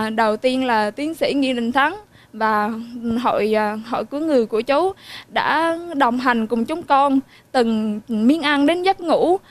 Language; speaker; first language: Vietnamese; native; Vietnamese